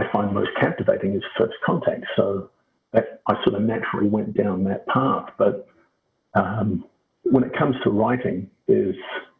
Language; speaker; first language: English; native; English